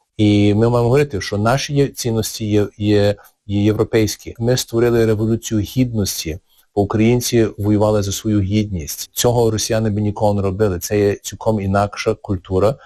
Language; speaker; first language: Ukrainian; early bilingual, heritage; Ukrainian